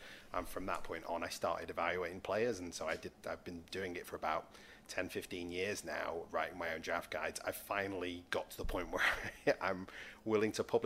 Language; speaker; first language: English; native; English